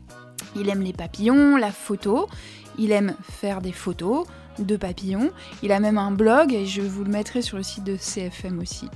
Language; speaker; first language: French; native; French